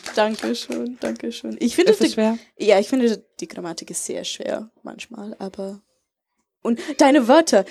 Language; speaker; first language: German; non-native, fluent; English